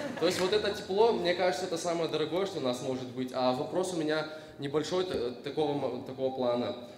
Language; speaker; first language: Russian; non-native, local second language; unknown